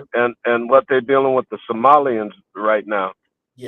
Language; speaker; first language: English; native; English